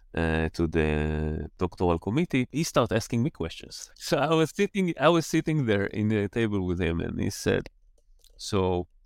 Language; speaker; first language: English; non-native, fluent; Hebrew